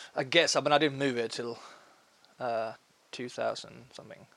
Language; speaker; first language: English; non-native, fluent; Swedish